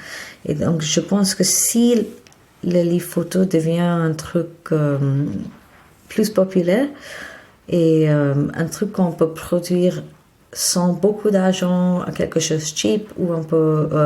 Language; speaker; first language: French; non-native, fluent; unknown